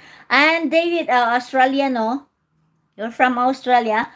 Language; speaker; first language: English; non-native, local second language; Cebuano